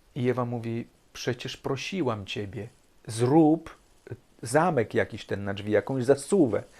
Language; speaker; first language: Polish; early bilingual, heritage; Polish